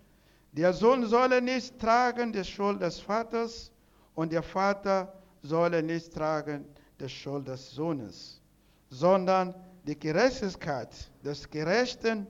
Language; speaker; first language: German; non-native, learner; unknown